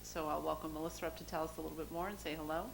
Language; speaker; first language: English; native; English